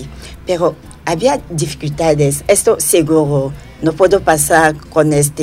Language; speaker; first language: Spanish; non-native, learner; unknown